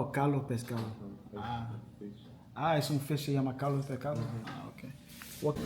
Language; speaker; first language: Spanish; non-native, learner; English